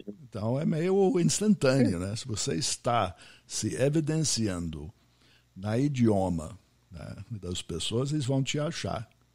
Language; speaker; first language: Portuguese; non-native, fluent; English